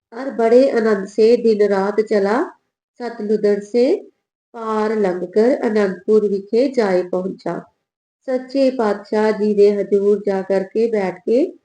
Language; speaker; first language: Hindi; non-native, local second language; Punjabi